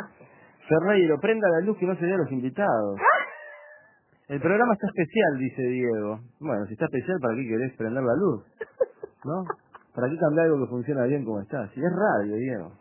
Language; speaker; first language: Spanish; native; Spanish